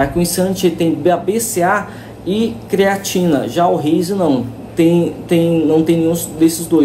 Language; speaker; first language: Portuguese; native; Portuguese